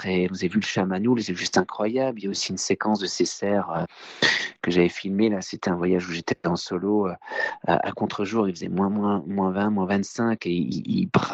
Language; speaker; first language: French; native; French